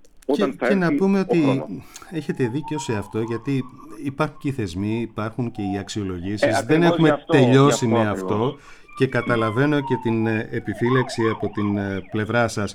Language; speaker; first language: Greek; native; Greek